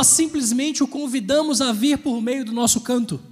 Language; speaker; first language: Portuguese; native; Portuguese